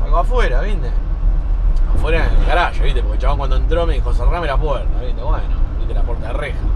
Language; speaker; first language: Spanish; native; Spanish